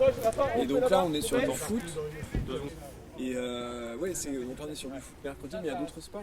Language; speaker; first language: French; native; French